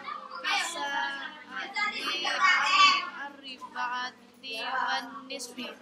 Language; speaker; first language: Arabic; non-native, learner; Indonesian